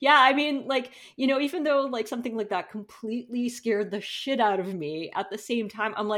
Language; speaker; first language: English; non-native, fluent; Portuguese